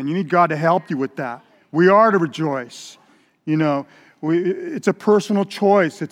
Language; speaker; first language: English; native; English